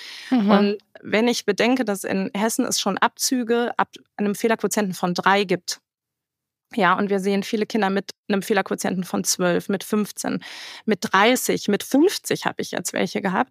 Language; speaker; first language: German; native; German